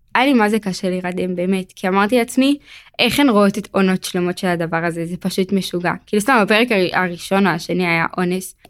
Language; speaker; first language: Hebrew; native; Hebrew